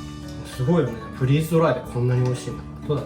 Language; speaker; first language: Japanese; native; Japanese